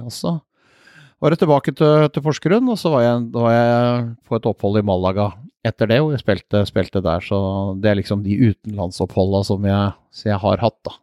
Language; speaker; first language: Norwegian; native; Norwegian